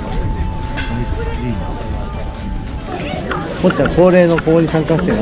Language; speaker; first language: Japanese; native; Japanese